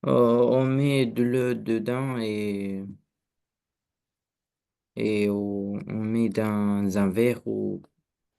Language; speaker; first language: French; non-native, learner; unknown